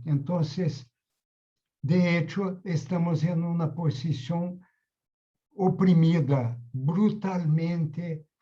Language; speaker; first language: Spanish; non-native, fluent; Portuguese